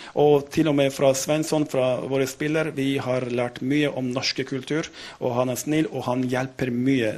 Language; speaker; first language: Norwegian; non-native, fluent; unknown